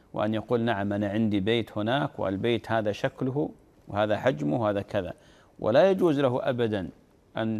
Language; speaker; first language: Arabic; native; Arabic